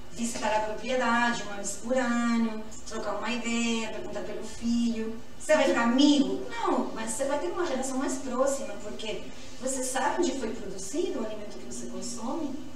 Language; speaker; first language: Portuguese; non-native, fluent; Spanish